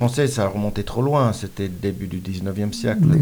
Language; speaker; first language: French; non-native, fluent; English